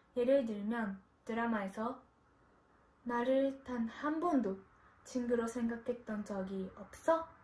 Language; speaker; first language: Korean; non-native, fluent; Japanese